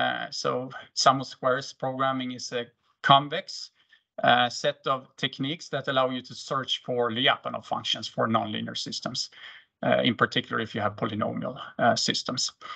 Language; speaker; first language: English; non-native, fluent; Swedish